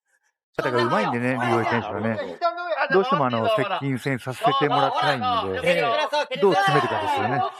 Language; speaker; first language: Japanese; native; Japanese